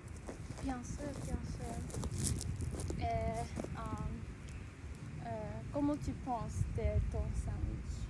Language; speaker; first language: French; non-native, learner; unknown